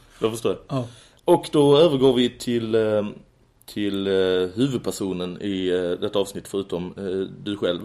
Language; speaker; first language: Swedish; native; Swedish